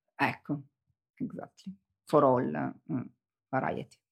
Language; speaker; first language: English; non-native, learner; Italian